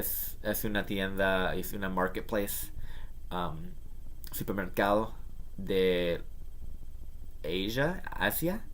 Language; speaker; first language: Spanish; non-native, learner; English